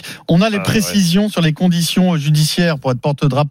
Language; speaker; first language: French; native; French